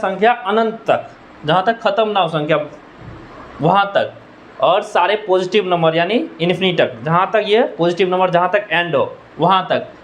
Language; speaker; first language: Hindi; native; Hindi